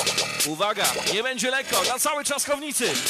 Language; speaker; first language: Polish; native; Polish